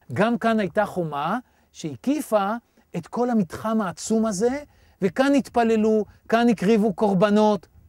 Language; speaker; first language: Hebrew; native; Hebrew